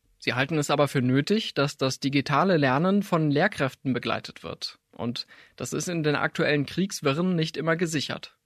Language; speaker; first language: German; native; German